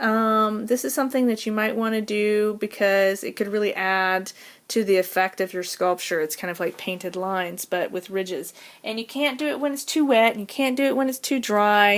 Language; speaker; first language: English; native; English